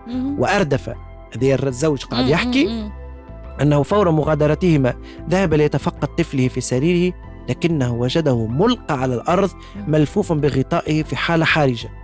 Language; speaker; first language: Arabic; native; Arabic